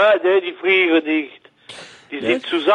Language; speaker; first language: German; non-native, learner; French